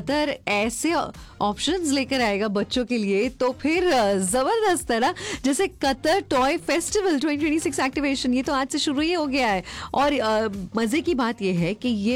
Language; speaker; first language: Hindi; native; Hindi